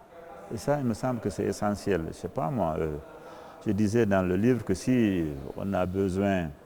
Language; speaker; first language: French; non-native, local second language; Fula